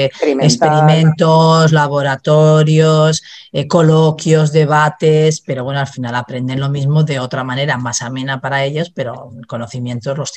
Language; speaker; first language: Spanish; native; Spanish